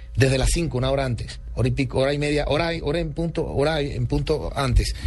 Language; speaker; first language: Spanish; native; Spanish